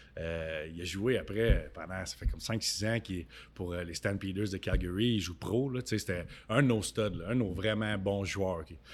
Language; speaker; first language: French; native; French